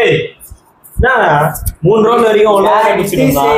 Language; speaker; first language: Tamil; native; Tamil